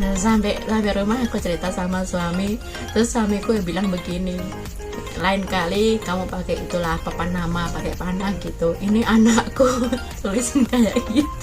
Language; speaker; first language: Indonesian; non-native, local second language; Javanese